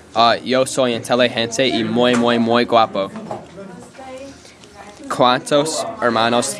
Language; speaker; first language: Spanish; non-native, learner; English